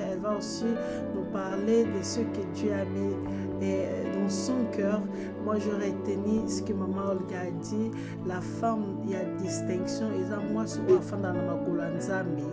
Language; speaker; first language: French; non-native, local second language; Lingala